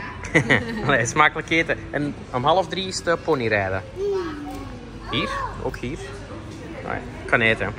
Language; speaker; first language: Dutch; native; Dutch